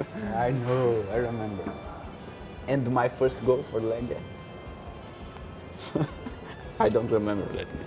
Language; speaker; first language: English; non-native, learner; Portuguese